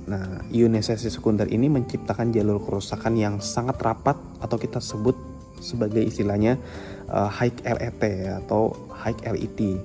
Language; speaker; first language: Indonesian; native; Indonesian